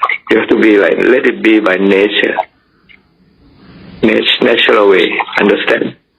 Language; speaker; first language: English; non-native, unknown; Thai